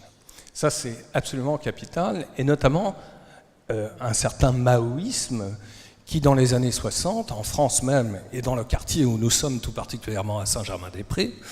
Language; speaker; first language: French; native; French